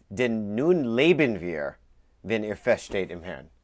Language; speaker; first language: German; non-native, learner; English